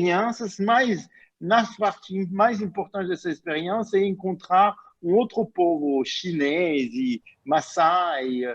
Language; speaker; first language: Portuguese; non-native, fluent; French